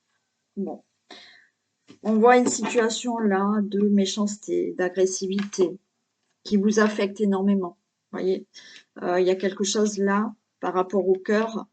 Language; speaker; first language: French; native; French